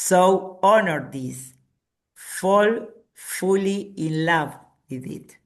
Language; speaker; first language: English; non-native, fluent; Spanish